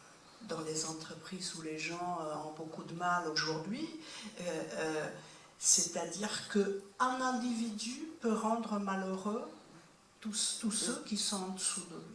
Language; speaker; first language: French; non-native, fluent; Czech